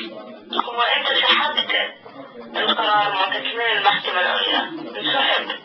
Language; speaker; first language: Finnish; non-native, fluent; Arabic